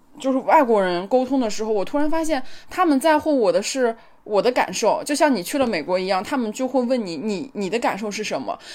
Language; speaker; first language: Chinese; native; Chinese